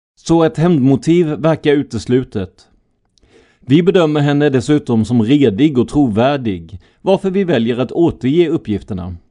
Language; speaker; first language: Swedish; native; Swedish